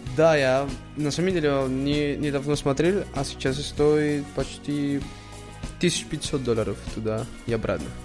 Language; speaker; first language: Russian; non-native, learner; Spanish